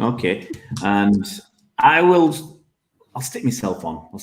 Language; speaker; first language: English; native; English